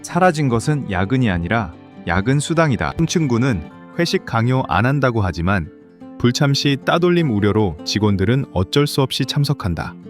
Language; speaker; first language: Korean; native; Korean